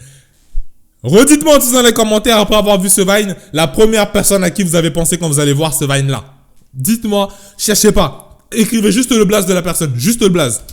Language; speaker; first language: French; native; French